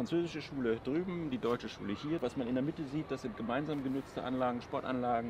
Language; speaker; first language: German; native; German